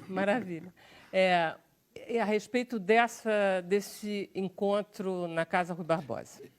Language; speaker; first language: Portuguese; native; Portuguese